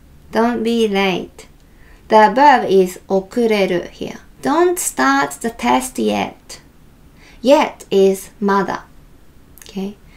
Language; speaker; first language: English; non-native, fluent; Japanese